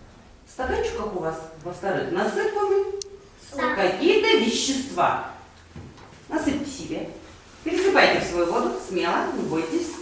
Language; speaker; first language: Russian; native; Russian